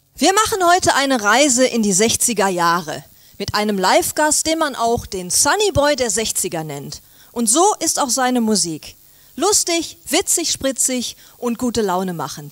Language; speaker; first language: German; native; German